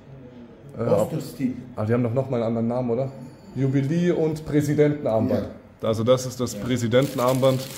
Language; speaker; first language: German; native; German